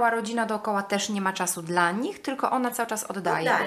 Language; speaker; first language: Polish; native; Polish